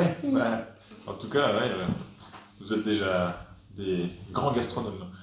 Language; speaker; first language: French; native; French